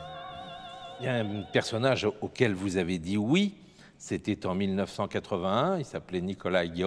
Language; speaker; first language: French; native; French